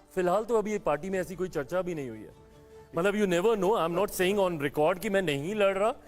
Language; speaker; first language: Hindi; native; Hindi